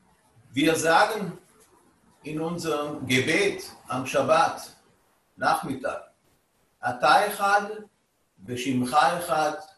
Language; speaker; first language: German; non-native, fluent; Hebrew